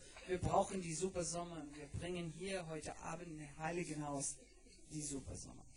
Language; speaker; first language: German; non-native, learner; English